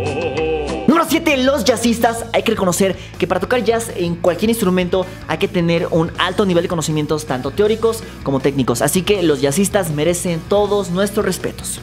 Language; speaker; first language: Spanish; native; Spanish